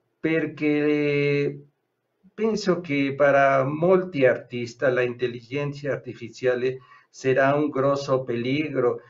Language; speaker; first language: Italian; non-native, learner; Spanish